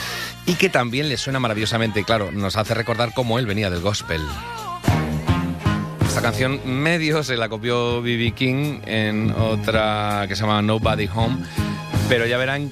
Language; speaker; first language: Spanish; native; Spanish